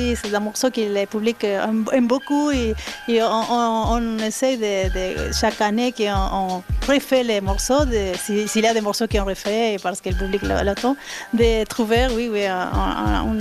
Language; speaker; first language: French; non-native, learner; Spanish